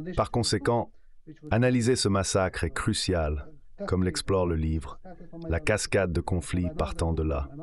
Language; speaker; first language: French; non-native, fluent; Ukrainian